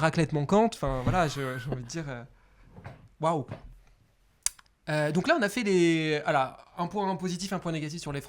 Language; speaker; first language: French; native; French